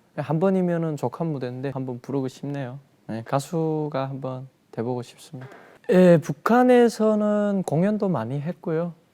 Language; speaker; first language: Korean; native; Korean